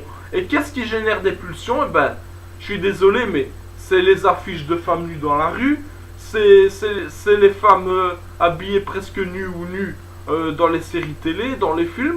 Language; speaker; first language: French; native; French